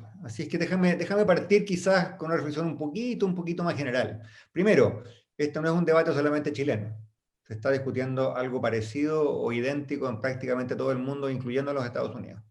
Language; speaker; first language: Spanish; native; Spanish